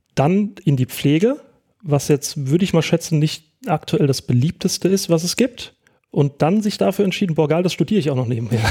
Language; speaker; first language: German; native; German